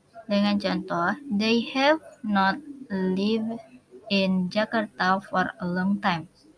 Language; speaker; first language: English; non-native, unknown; Indonesian